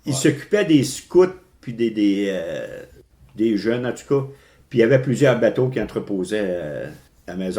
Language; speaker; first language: French; native; French